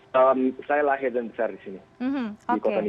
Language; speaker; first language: Indonesian; early bilingual, heritage; Indonesian